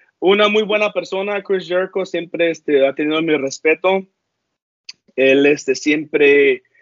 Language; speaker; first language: Spanish; early bilingual, heritage; Spanish